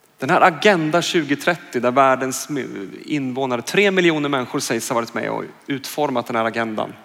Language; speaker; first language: Swedish; native; Swedish